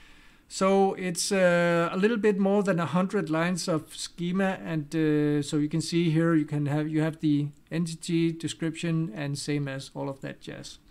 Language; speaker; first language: English; non-native, fluent; Danish